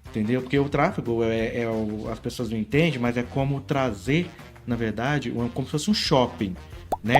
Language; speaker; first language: Portuguese; native; Portuguese